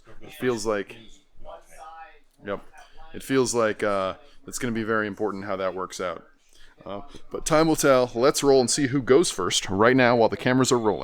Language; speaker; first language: English; native; English